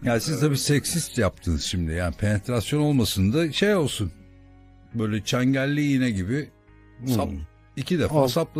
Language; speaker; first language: Turkish; native; Turkish